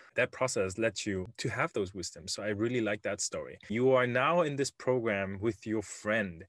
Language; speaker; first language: English; non-native, fluent; German